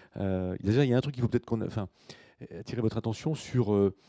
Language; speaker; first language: French; native; French